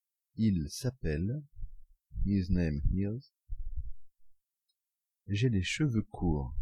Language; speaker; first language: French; non-native, fluent; English